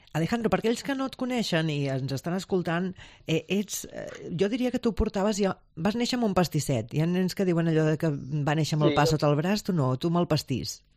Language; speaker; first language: Catalan; native; Catalan